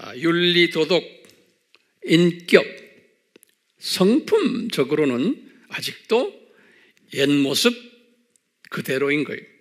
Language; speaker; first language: Korean; native; Korean